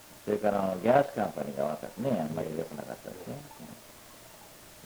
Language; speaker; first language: Japanese; native; Japanese